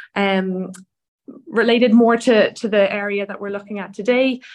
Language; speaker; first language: English; native; English